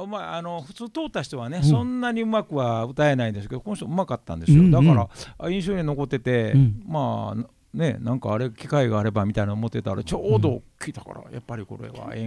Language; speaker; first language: Japanese; native; Japanese